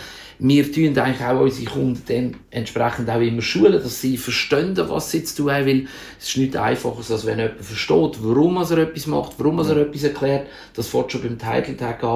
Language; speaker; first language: German; native; German